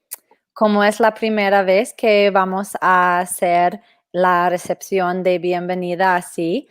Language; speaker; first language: Spanish; non-native, fluent; English